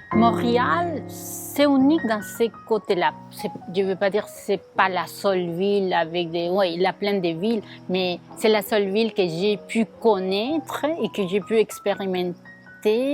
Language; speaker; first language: French; non-native, fluent; Spanish